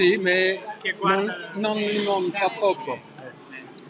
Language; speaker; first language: Italian; non-native, learner; French